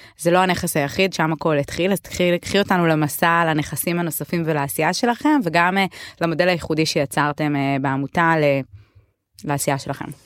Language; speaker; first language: Hebrew; native; Hebrew